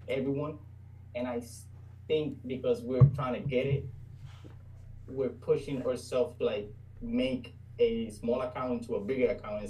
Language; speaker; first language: English; non-native, fluent; Spanish